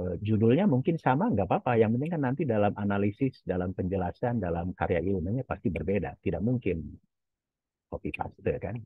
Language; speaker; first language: Indonesian; non-native, local second language; Javanese